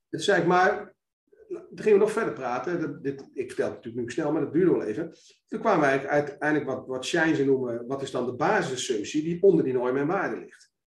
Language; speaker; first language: Dutch; native; Dutch